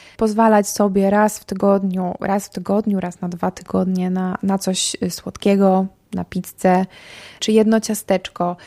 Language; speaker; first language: Polish; native; Polish